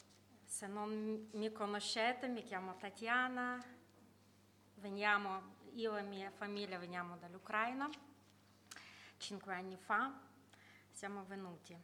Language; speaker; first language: Italian; non-native, learner; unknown